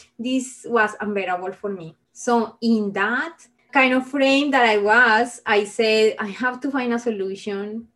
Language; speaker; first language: English; non-native, fluent; Spanish